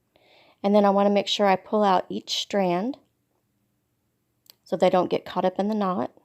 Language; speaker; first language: English; native; English